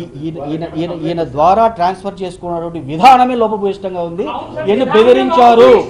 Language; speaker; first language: Telugu; native; Telugu